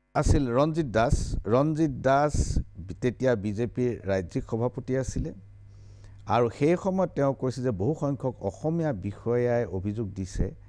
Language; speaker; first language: Assamese; native; Assamese